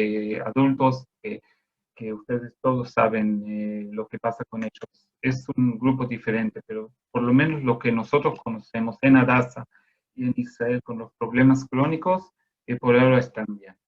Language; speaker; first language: Spanish; non-native, fluent; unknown